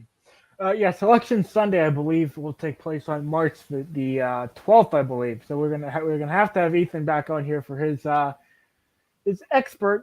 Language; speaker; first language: English; native; English